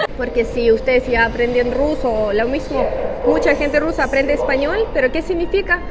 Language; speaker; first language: Spanish; non-native, fluent; Russian